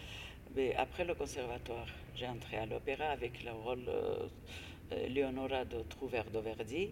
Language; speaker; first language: French; non-native, fluent; Armenian